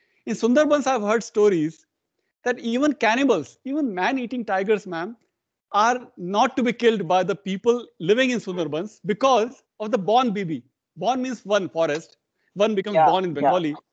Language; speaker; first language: English; non-native, local second language; Hindi